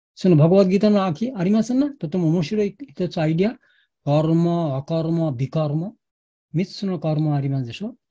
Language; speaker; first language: Japanese; non-native, learner; Bangla